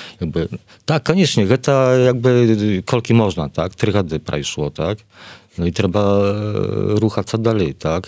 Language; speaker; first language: Polish; non-native, learner; Belarusian